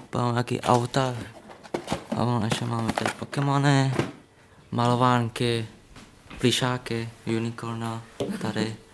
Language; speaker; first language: Czech; early bilingual, other home language; Vietnamese